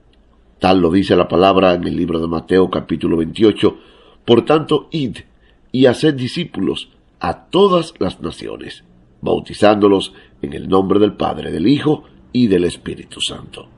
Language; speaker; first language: Spanish; native; Spanish